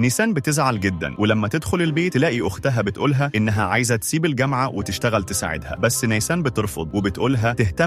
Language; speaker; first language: Arabic; native; Arabic